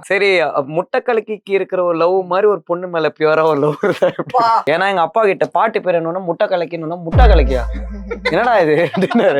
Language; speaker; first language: Tamil; native; Tamil